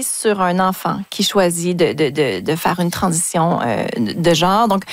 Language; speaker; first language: French; native; French